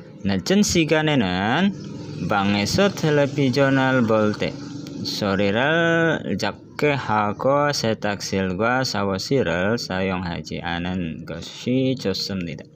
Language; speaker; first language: Korean; non-native, learner; Indonesian